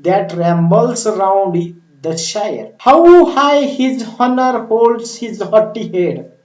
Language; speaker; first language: English; non-native, local second language; Marathi